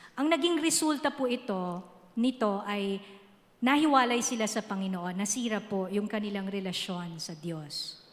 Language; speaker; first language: Filipino; native; Filipino